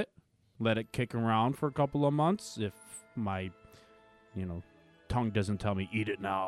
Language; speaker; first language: English; native; English